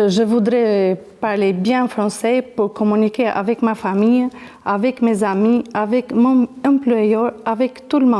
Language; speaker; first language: French; non-native, learner; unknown